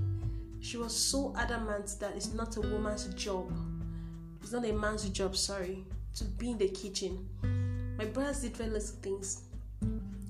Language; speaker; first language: English; non-native, local second language; Igbo